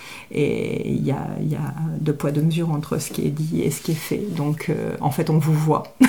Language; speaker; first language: French; native; French